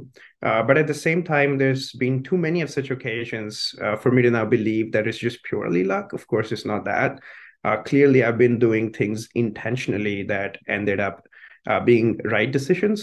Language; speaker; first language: English; non-native, local second language; Hindi